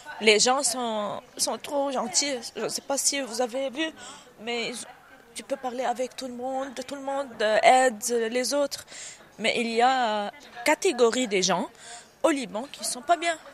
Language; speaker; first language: French; non-native, local second language; Arabic